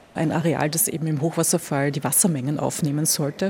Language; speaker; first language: German; native; German